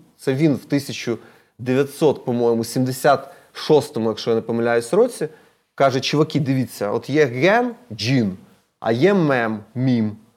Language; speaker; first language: Ukrainian; non-native, local second language; Russian